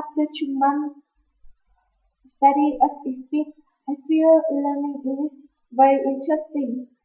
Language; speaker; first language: English; non-native, learner; Vietnamese